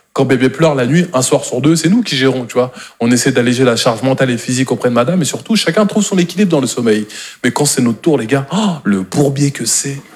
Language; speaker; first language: French; native; French